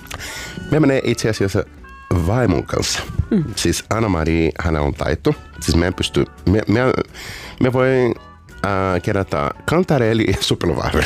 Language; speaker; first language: Finnish; non-native, fluent; Portuguese